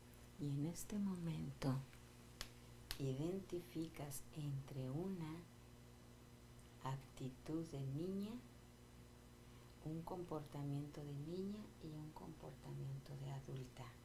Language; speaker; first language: Spanish; native; Spanish